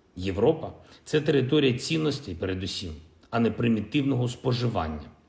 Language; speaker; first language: Ukrainian; non-native, local second language; Russian